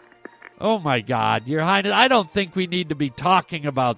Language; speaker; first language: English; native; English